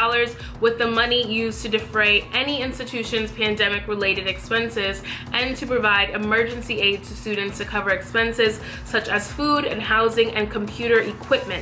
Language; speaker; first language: English; native; English